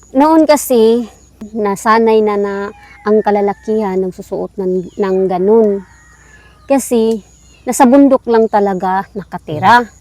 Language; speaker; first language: Filipino; non-native, local second language; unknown